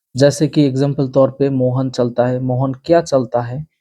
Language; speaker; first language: Hindi; non-native, local second language; Bangla